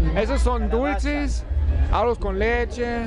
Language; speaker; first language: Spanish; non-native, fluent; German